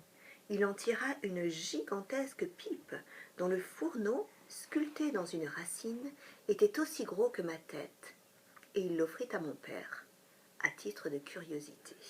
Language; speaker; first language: French; native; French